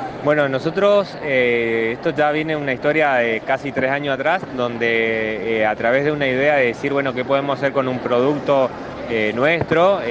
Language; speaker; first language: Spanish; native; Spanish